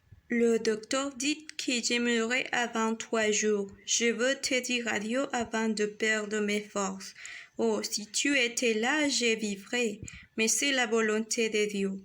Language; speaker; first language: French; non-native, learner; Spanish